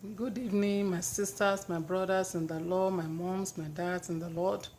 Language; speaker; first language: English; non-native, local second language; Yoruba